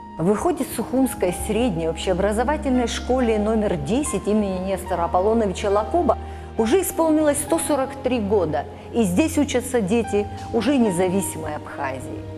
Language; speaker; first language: Russian; native; Russian